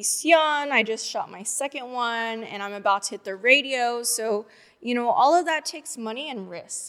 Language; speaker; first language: English; native; English